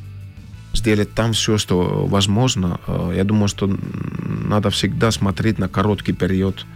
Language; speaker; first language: Russian; non-native, learner; Finnish